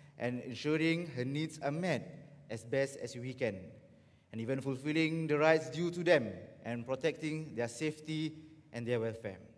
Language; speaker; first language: English; non-native, local second language; Malay